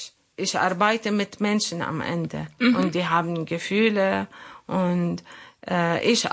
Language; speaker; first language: German; non-native, learner; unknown